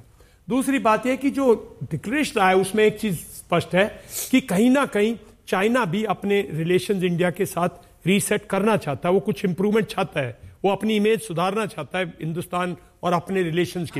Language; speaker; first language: Hindi; native; Hindi